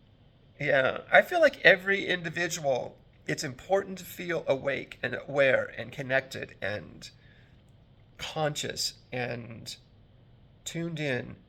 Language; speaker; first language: English; native; English